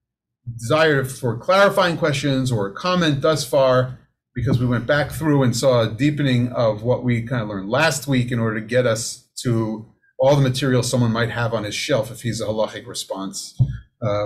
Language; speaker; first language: English; native; English